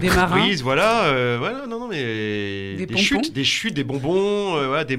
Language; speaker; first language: French; native; French